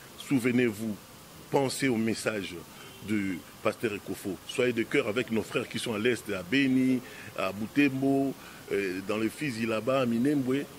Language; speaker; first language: French; non-native, local second language; Lingala